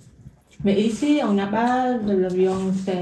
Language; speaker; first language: French; non-native, learner; Vietnamese